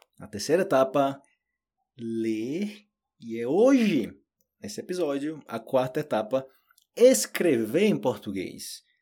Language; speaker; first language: Portuguese; native; Portuguese